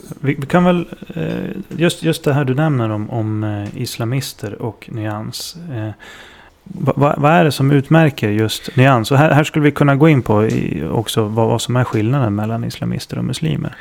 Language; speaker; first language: Swedish; native; Swedish